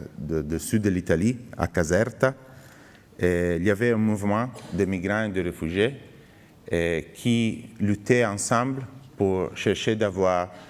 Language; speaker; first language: French; non-native, fluent; Italian